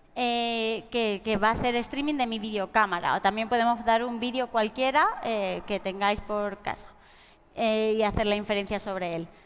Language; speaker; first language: Spanish; native; Spanish